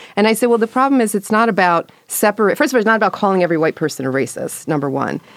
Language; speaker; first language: English; native; English